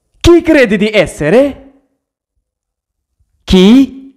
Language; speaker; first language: Italian; non-native, fluent; Arabic